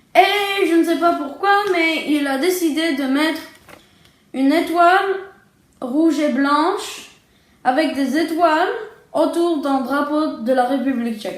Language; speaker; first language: French; early bilingual, other home language; Czech